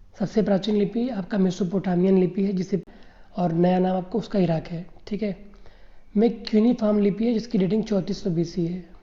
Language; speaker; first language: Hindi; native; Hindi